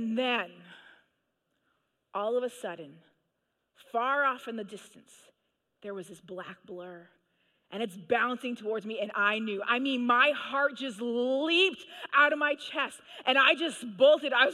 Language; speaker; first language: English; native; English